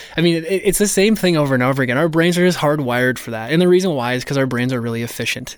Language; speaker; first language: English; native; English